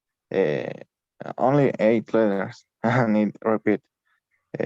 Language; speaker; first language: English; non-native, learner; Spanish